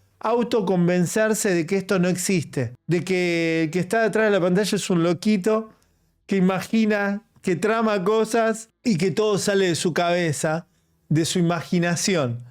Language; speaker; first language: Spanish; native; Spanish